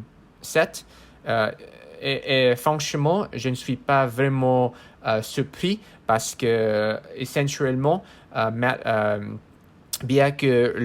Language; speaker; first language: French; non-native, learner; English